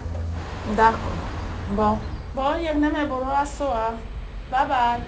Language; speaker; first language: French; non-native, local second language; Lingala